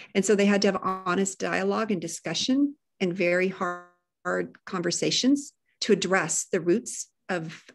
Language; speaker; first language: English; native; English